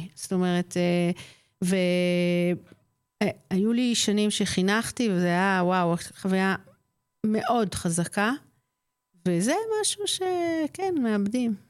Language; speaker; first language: Hebrew; native; Hebrew